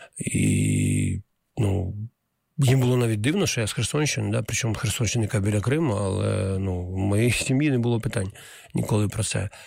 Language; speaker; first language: Ukrainian; non-native, local second language; Russian